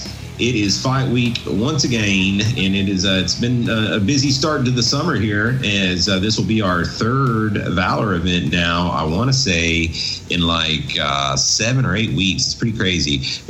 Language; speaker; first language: English; native; English